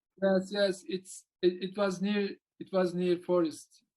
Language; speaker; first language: English; non-native, learner; Turkish